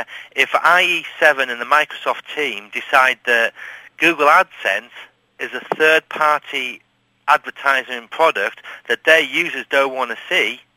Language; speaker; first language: English; native; English